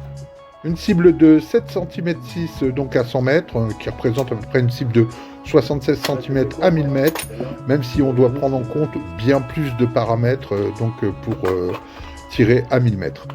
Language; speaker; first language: French; native; French